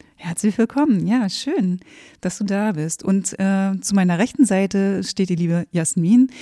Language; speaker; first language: German; native; German